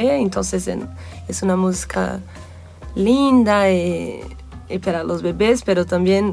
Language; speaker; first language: Spanish; non-native, fluent; Portuguese